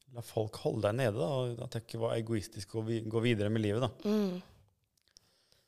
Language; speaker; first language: Norwegian; early bilingual, other home language; Albanian